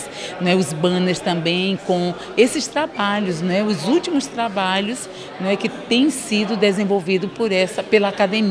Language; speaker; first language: Portuguese; native; Portuguese